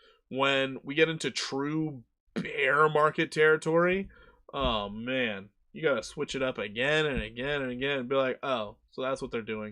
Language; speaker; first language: English; native; English